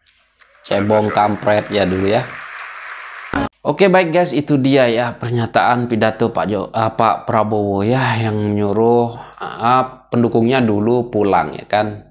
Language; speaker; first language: Indonesian; native; Indonesian